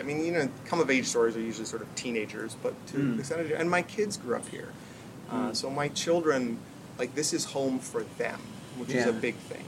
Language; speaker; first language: English; native; English